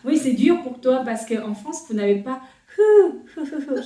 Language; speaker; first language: French; non-native, fluent; Korean